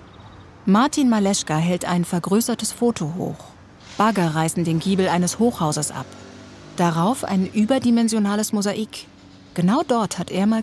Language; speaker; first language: German; native; German